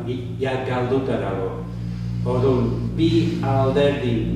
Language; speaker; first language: Basque; non-native, learner; English